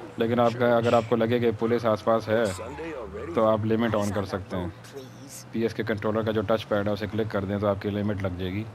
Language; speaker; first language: Urdu; native; Urdu